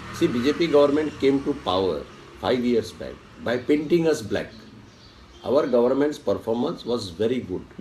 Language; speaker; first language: English; non-native, local second language; Konkani